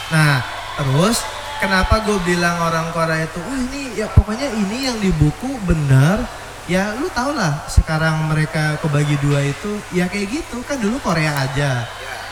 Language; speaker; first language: Indonesian; native; Indonesian